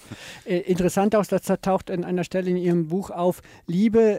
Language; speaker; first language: German; native; German